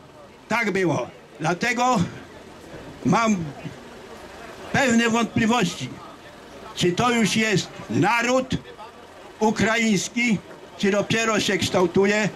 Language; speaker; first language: Polish; native; Polish